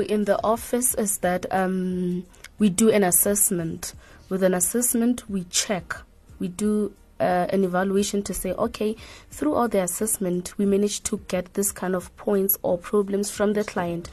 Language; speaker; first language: English; non-native, local second language; Northern Sotho